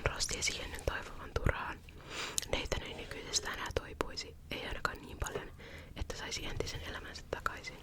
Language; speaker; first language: Finnish; native; Finnish